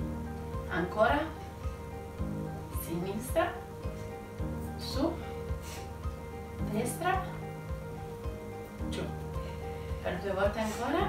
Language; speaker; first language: Italian; native; Italian